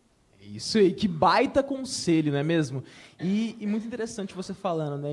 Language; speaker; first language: Portuguese; native; Portuguese